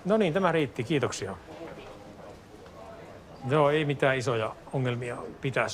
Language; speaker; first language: Finnish; native; Finnish